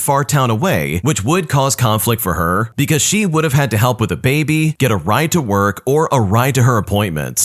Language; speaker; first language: English; native; English